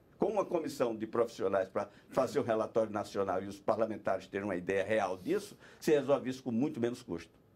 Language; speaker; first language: Portuguese; non-native, fluent; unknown